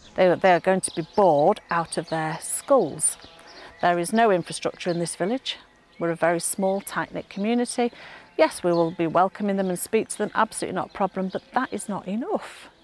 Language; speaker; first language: English; native; English